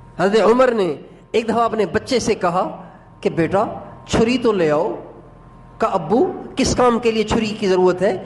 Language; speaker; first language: Urdu; non-native, local second language; Sindhi